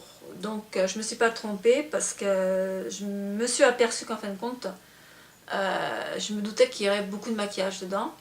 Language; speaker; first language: French; native; French